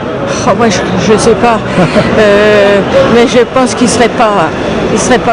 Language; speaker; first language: French; native; French